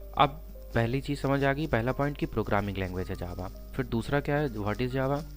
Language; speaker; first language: Hindi; native; Hindi